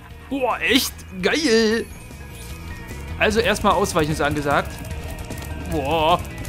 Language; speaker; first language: German; native; German